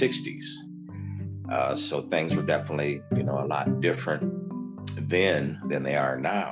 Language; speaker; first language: English; native; English